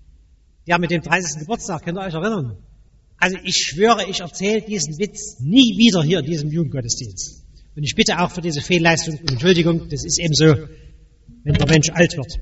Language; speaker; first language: German; native; German